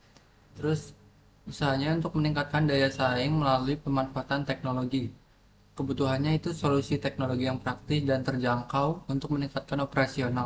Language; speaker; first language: Indonesian; native; Indonesian